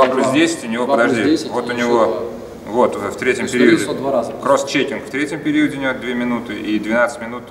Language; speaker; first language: Russian; native; Russian